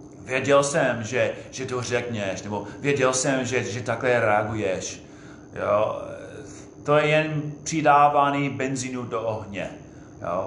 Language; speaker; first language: Czech; non-native, fluent; English